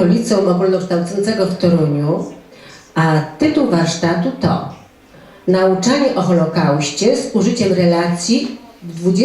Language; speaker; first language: Polish; native; Polish